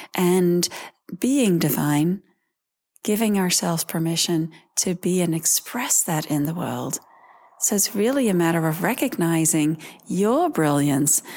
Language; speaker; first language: English; early bilingual, other home language; Dutch